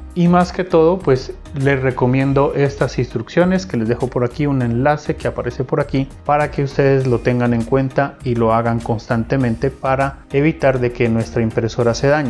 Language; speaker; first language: Spanish; native; Spanish